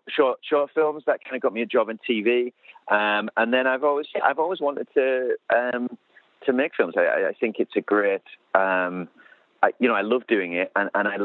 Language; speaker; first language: English; native; English